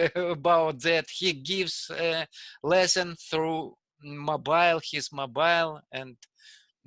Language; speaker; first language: English; non-native, learner; Russian